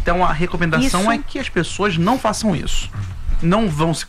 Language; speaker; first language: Portuguese; native; Portuguese